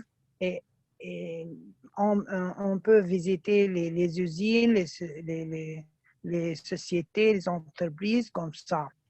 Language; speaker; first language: French; non-native, fluent; Arabic